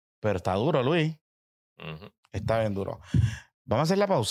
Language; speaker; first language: Spanish; native; Spanish